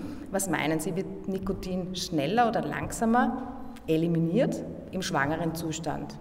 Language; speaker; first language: German; native; German